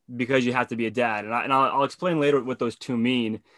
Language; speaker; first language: English; native; English